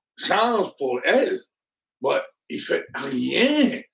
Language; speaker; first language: French; non-native, learner; English